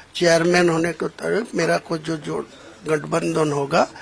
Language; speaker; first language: Hindi; non-native, local second language; Bangla